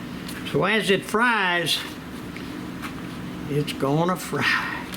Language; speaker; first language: English; native; English